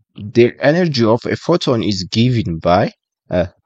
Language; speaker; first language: English; non-native, local second language; Amharic